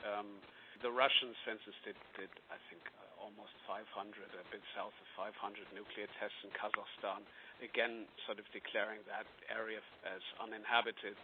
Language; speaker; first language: English; non-native, fluent; German